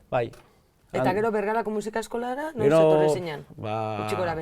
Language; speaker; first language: Basque; native; Basque